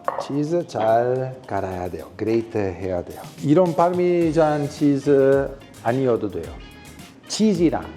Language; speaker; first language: Korean; non-native, fluent; Italian